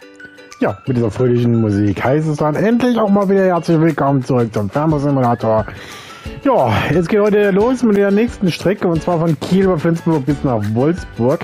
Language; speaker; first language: German; native; German